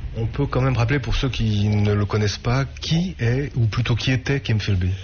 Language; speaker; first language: French; native; French